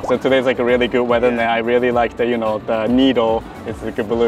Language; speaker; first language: English; non-native, fluent; Japanese